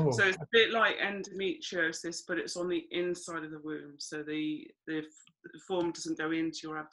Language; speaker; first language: English; native; English